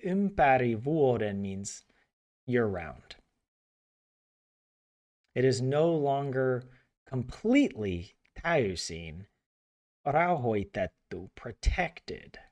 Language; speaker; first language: Finnish; non-native, learner; English